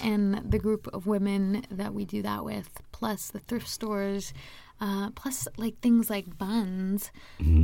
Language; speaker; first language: English; native; English